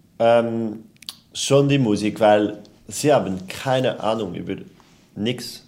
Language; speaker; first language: German; non-native, local second language; French